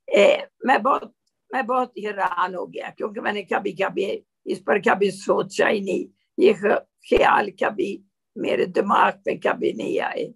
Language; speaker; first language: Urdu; non-native, learner; Swedish